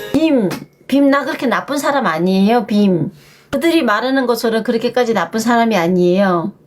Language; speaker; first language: Korean; native; Korean